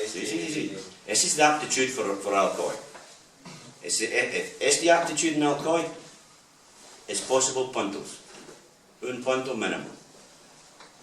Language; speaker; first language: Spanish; non-native, learner; English